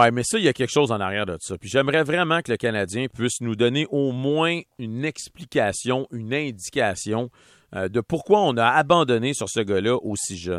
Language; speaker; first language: French; native; French